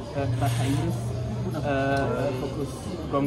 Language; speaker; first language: Indonesian; non-native, learner; German